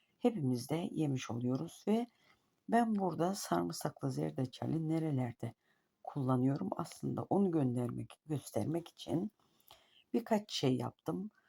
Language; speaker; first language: Turkish; native; Turkish